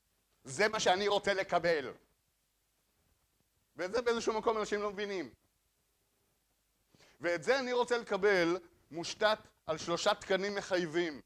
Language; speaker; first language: Hebrew; native; Hebrew